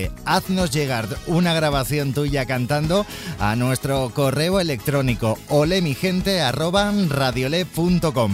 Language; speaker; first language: Spanish; native; Spanish